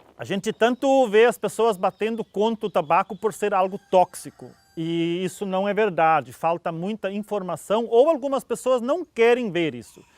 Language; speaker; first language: Portuguese; native; Portuguese